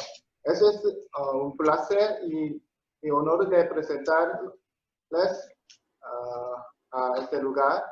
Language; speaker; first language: Spanish; non-native, learner; Korean